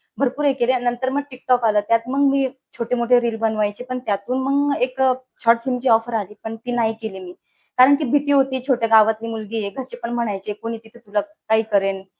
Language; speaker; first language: Marathi; native; Marathi